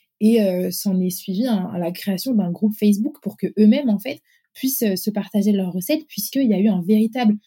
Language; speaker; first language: French; early bilingual, other home language; Arabic